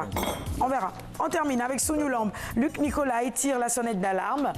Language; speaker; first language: French; non-native, local second language; Wolof